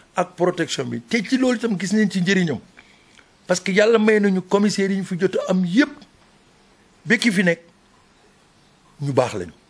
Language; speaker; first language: Wolof; native; Wolof